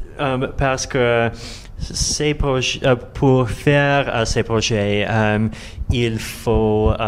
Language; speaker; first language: French; non-native, learner; Russian